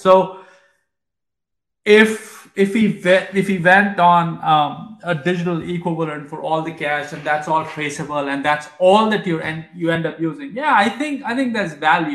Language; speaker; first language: English; non-native, local second language; Hindi